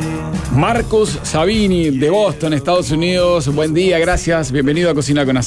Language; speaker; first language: Spanish; native; Spanish